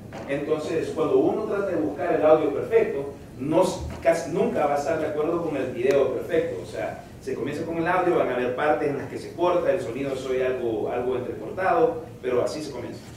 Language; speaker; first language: Spanish; native; Spanish